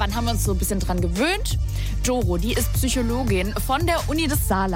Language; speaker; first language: German; native; German